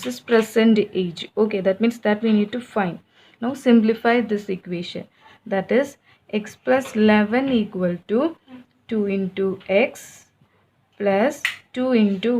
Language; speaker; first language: English; non-native, local second language; Malayalam